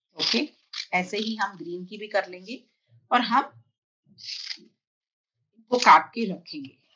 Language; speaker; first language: Hindi; native; Hindi